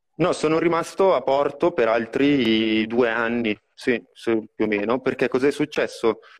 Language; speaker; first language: Italian; native; Italian